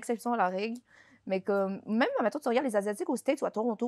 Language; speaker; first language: French; native; French